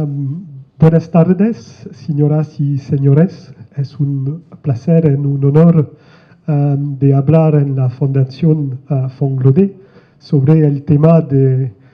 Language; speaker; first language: Spanish; non-native, learner; French